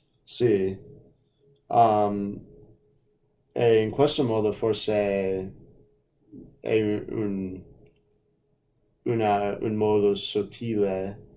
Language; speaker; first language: Italian; non-native, fluent; English